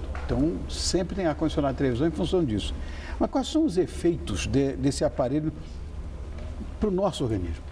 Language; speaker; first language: Portuguese; native; Portuguese